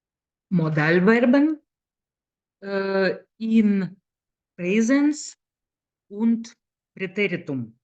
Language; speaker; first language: German; non-native, fluent; Lithuanian